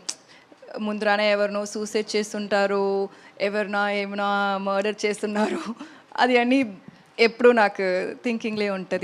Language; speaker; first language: Telugu; non-native, learner; Tamil